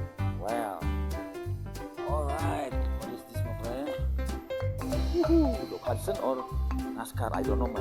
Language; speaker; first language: English; non-native, learner; Indonesian